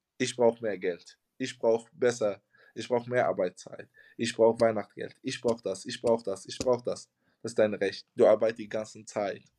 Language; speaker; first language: German; non-native, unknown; Arabic